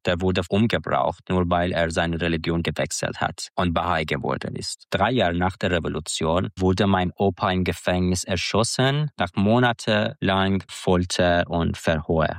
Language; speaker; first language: German; non-native, fluent; Persian